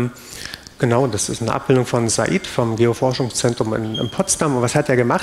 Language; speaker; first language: German; native; German